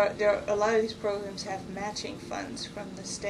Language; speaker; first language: English; non-native, fluent; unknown